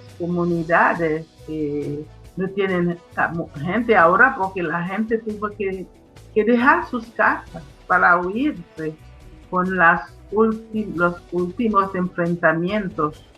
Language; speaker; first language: Spanish; non-native, fluent; Haitian Creole